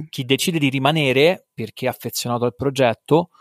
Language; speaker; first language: Italian; native; Italian